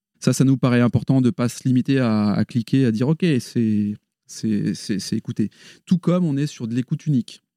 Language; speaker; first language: French; native; French